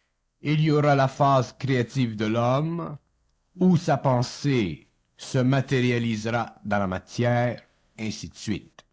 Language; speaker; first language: French; native; French